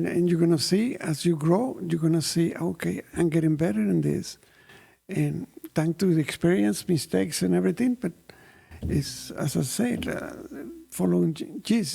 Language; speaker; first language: English; non-native, fluent; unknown